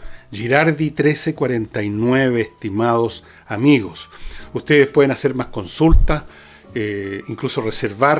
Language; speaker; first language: Spanish; native; Spanish